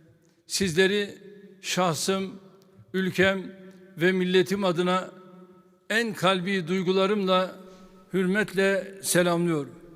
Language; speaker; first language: Turkish; native; Turkish